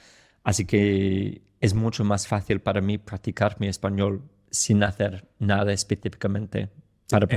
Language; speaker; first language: Spanish; non-native, fluent; English